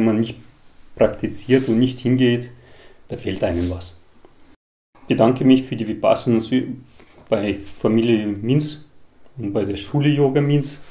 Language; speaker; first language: German; non-native, fluent; Russian